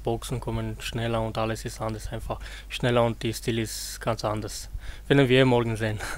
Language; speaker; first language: German; non-native, fluent; Armenian